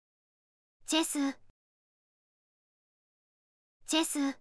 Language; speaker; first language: Japanese; native; Japanese